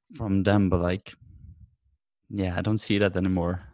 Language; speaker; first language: English; non-native, fluent; Norwegian